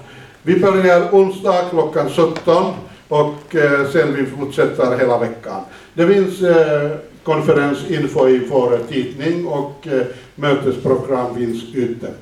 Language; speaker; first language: Swedish; non-native, fluent; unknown